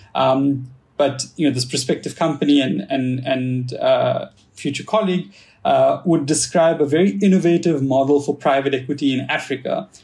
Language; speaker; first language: English; native; English